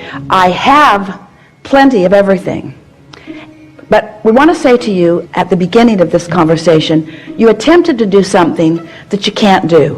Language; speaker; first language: English; native; English